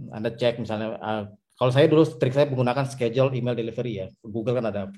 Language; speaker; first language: Indonesian; native; Indonesian